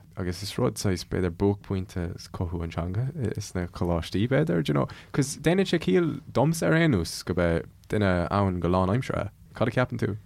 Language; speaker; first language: Irish; non-native, local second language; English